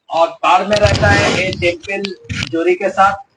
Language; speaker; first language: Hindi; non-native, local second language; Bangla